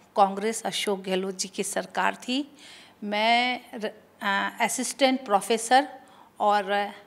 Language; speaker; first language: Hindi; native; Hindi